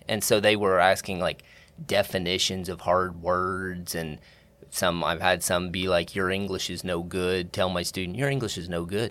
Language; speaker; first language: English; native; English